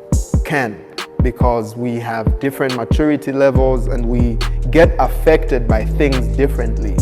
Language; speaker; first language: English; non-native, local second language; Bemba